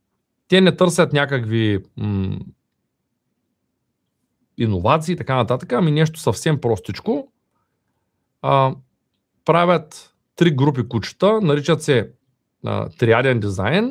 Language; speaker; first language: Bulgarian; native; Bulgarian